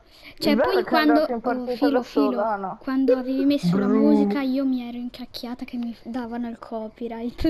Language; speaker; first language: Italian; native; Italian